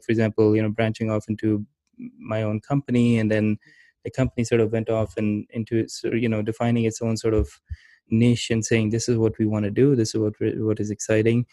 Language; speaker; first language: English; non-native, local second language; Urdu